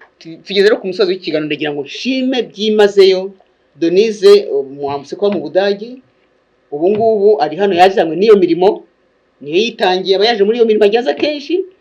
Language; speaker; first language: Kinyarwanda; native; Kinyarwanda